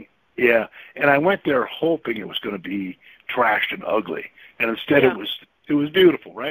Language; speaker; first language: English; native; English